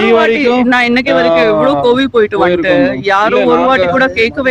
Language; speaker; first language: Tamil; non-native, fluent; Gujarati